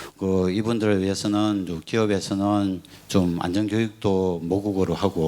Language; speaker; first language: Korean; native; Korean